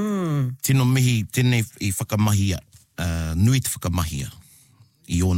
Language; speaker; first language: Māori; non-native, local second language; English